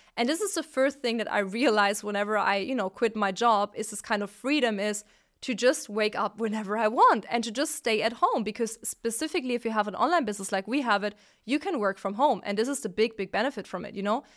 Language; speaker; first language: English; non-native, fluent; Italian